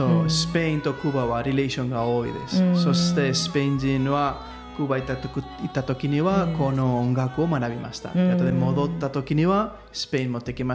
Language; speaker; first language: Japanese; non-native, learner; Catalan